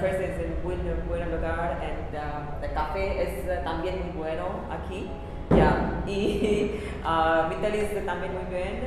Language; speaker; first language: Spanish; non-native, learner; Gujarati